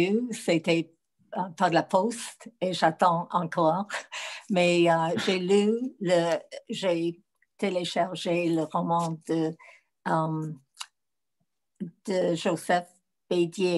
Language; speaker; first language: French; non-native, fluent; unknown